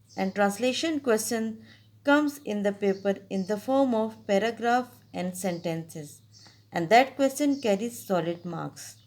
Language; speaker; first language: English; non-native, local second language; Urdu